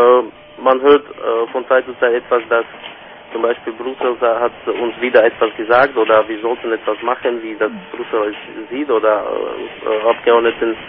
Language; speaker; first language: German; non-native, fluent; Slovak